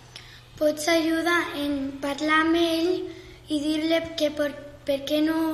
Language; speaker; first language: Catalan; non-native, local second language; Spanish